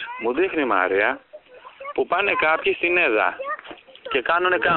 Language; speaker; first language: Greek; native; Greek